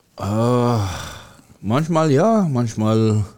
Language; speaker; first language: German; non-native, learner; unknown